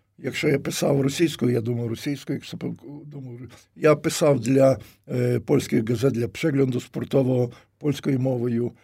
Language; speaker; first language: Ukrainian; native; Ukrainian